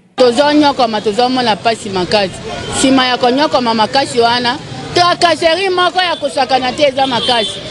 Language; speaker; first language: Lingala; native; Lingala